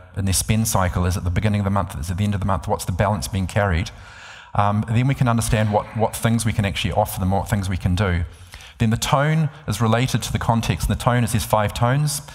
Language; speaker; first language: English; native; English